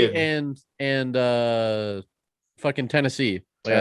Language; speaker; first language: English; native; English